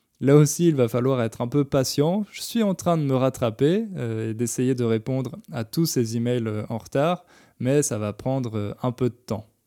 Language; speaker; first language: French; native; French